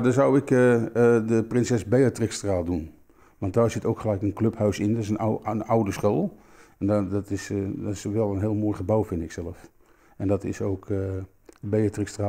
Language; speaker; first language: Dutch; native; Dutch